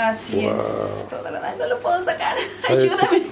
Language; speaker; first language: Spanish; native; Spanish